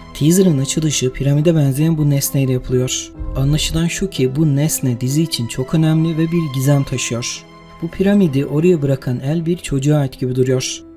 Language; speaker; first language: Turkish; native; Turkish